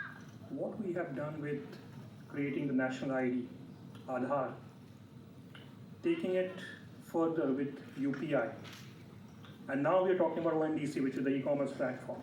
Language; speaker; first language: English; non-native, local second language; Bangla